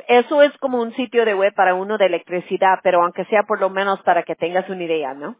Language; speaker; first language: Spanish; early bilingual, heritage; Spanish